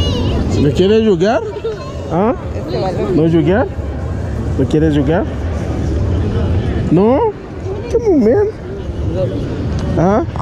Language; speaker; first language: Spanish; non-native, learner; Haitian Creole